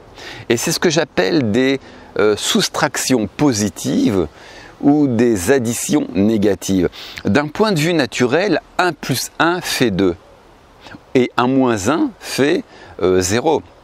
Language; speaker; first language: French; native; French